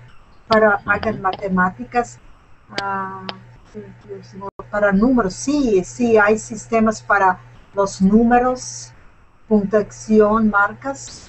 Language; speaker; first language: Spanish; non-native, learner; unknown